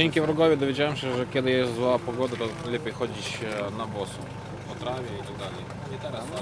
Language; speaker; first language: Polish; non-native, learner; Ukrainian